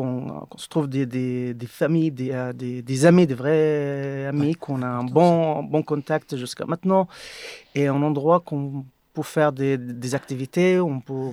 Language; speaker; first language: French; non-native, learner; Arabic